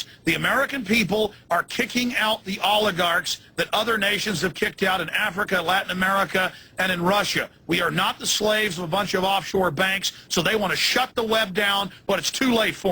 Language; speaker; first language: English; native; English